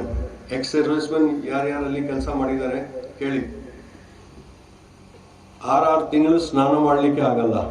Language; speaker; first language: Kannada; non-native, fluent; Hindi